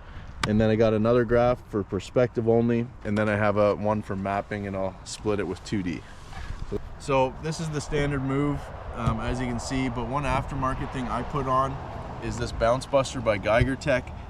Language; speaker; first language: English; native; English